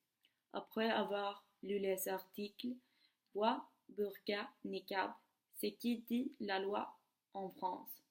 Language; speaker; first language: French; non-native, learner; Swedish